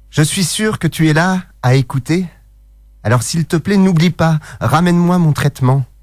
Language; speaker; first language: French; native; French